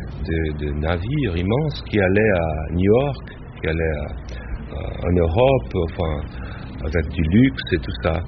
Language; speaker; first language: French; non-native, fluent; Portuguese